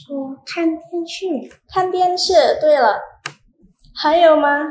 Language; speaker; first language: Chinese; non-native, fluent; Indonesian